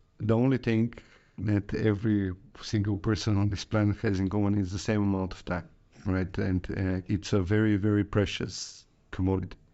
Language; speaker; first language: English; non-native, fluent; Bulgarian